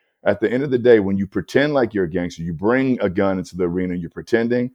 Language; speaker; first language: English; native; English